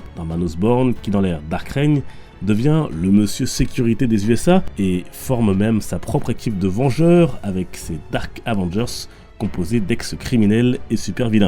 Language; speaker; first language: French; native; French